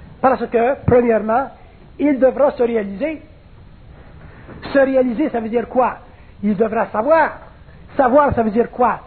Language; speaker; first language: French; native; French